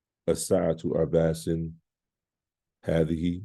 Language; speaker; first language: Arabic; non-native, fluent; English